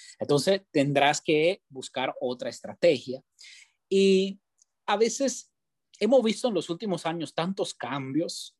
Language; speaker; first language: Spanish; non-native, fluent; Italian